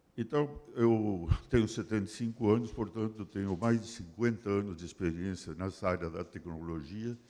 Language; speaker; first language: Portuguese; early bilingual, other home language; Spanish